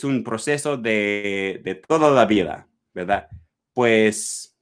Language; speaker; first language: Spanish; non-native, learner; English